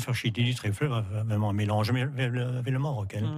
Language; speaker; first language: German; non-native, learner; French